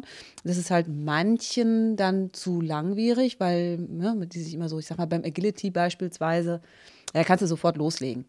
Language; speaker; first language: German; native; German